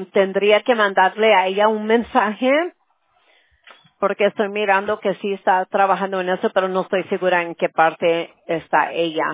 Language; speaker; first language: Spanish; early bilingual, other home language; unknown